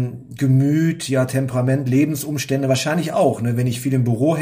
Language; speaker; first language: German; native; German